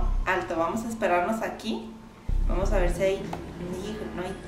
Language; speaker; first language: Spanish; native; Spanish